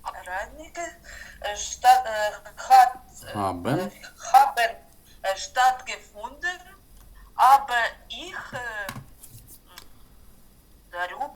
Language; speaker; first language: German; non-native, learner; Ukrainian